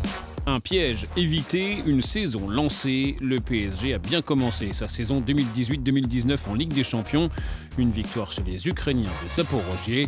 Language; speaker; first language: French; native; French